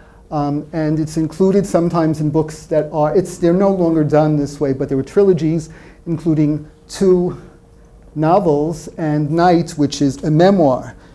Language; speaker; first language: English; native; English